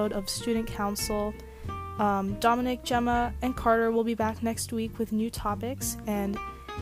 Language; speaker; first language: English; native; English